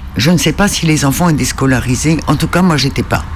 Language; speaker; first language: French; native; French